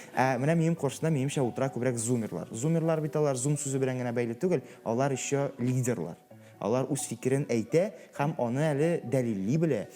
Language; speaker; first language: Tatar; non-native, local second language; Russian